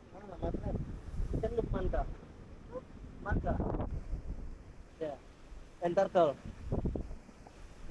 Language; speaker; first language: English; non-native, learner; Indonesian